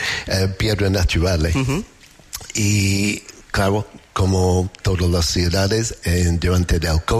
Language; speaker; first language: Spanish; non-native, learner; English